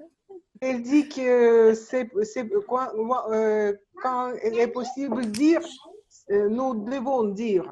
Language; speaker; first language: French; non-native, learner; Russian